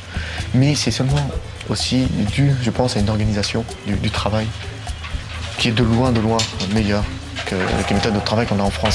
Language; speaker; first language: French; native; French